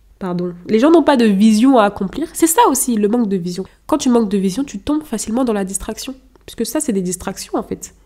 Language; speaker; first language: French; non-native, local second language; Lingala